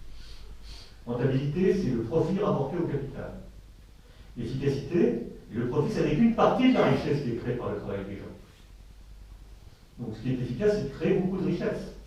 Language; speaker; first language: French; native; French